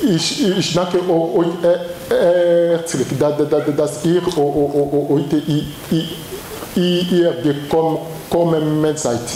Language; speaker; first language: German; non-native, learner; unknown